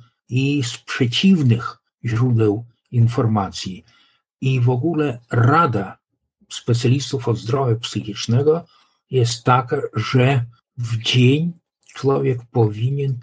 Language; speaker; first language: Polish; non-native, local second language; Lithuanian